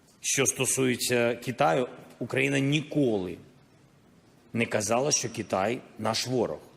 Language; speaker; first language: Ukrainian; non-native, local second language; Russian